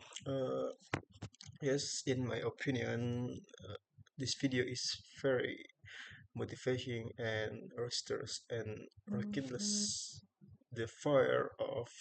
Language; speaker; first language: English; non-native, learner; Indonesian